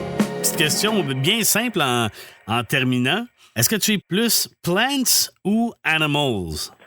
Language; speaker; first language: French; native; French